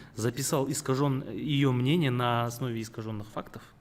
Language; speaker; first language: Russian; non-native, local second language; Kazakh